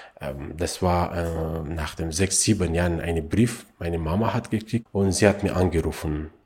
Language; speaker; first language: German; non-native, learner; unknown